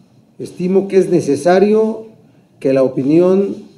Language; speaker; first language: Spanish; native; Spanish